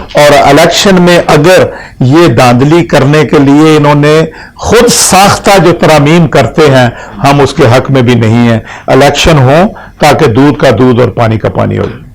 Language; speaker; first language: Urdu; non-native, local second language; Punjabi